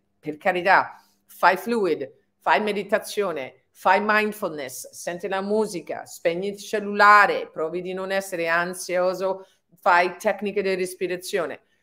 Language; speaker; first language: Italian; non-native, fluent; English